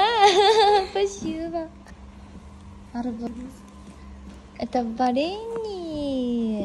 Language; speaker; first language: Russian; non-native, learner; Korean